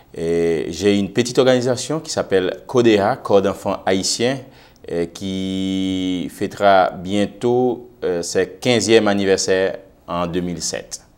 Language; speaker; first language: French; non-native, local second language; Haitian Creole